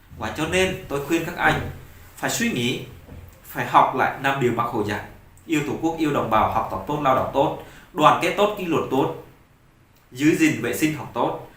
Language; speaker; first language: Vietnamese; non-native, local second language; Jarai